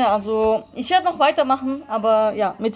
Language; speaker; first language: German; early bilingual, other home language; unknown